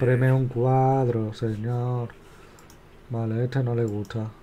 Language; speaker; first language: Spanish; native; Spanish